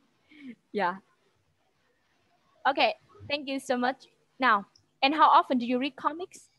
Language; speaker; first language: English; non-native, fluent; Vietnamese